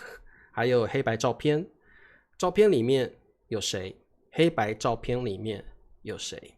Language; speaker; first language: Chinese; native; Chinese